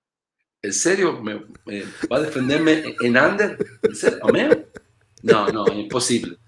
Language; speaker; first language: Spanish; non-native, learner; Portuguese